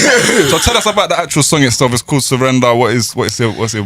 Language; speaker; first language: English; native; English